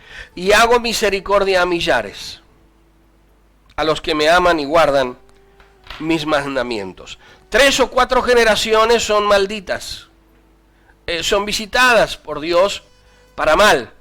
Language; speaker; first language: Spanish; native; Spanish